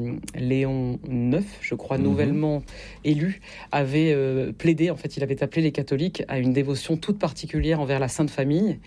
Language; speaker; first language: French; native; French